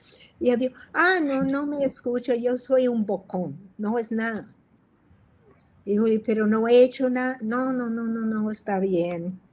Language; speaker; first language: Spanish; non-native, fluent; English